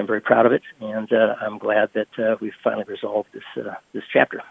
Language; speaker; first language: English; native; English